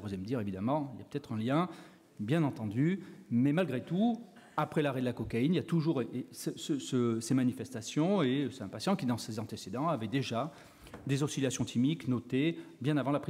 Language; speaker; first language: French; native; French